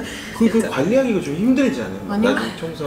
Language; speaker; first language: Korean; native; Korean